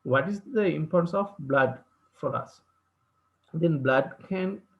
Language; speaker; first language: English; non-native, local second language; Sinhala